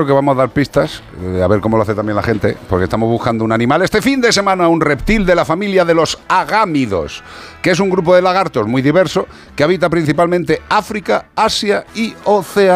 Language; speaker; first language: Spanish; native; Spanish